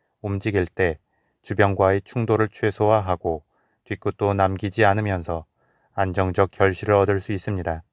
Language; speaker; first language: Korean; native; Korean